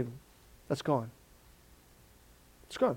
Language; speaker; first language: English; native; English